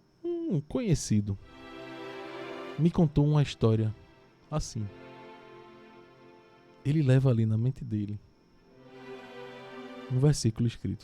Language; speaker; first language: Portuguese; native; Portuguese